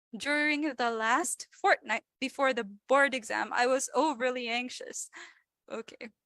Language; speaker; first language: English; non-native, local second language; Filipino